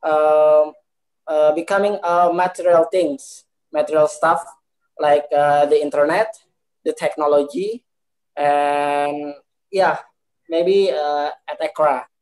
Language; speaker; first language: English; non-native, learner; Indonesian